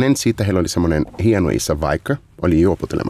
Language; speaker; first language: Finnish; non-native, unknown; Portuguese